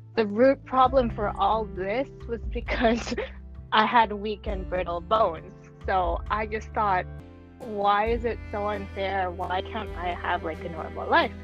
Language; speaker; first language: English; non-native, local second language; Cantonese